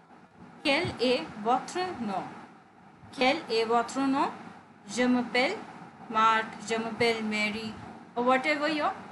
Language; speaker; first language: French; non-native, fluent; Hindi